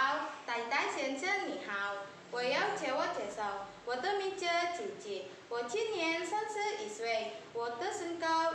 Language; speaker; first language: Chinese; non-native, learner; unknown